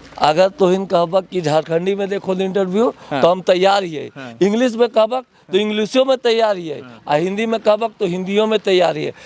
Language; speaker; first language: Hindi; native; Hindi